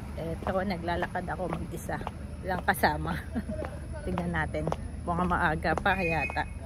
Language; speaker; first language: Filipino; native; Filipino